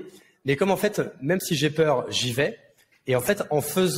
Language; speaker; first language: French; native; French